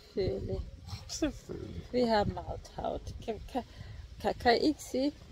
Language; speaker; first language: Danish; non-native, fluent; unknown